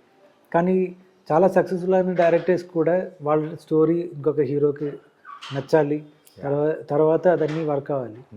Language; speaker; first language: Telugu; non-native, learner; Malayalam